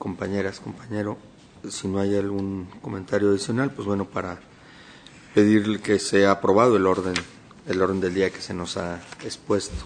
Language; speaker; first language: Spanish; native; Spanish